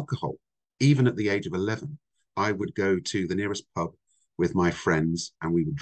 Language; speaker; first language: English; native; English